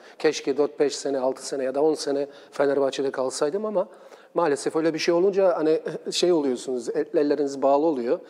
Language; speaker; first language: Turkish; non-native, fluent; Bosnian